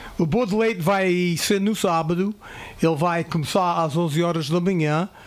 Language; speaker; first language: Portuguese; early bilingual, heritage; Portuguese